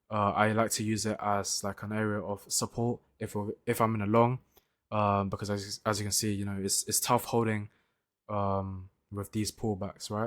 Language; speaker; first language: English; native; English